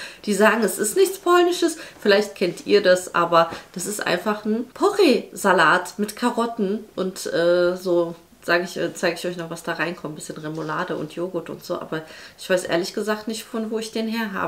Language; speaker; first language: German; native; German